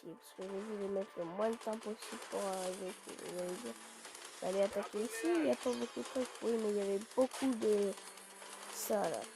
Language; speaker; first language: French; native; French